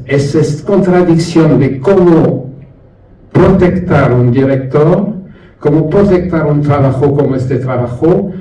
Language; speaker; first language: Spanish; non-native, learner; French